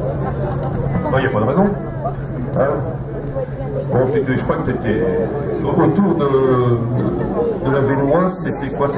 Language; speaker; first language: French; native; French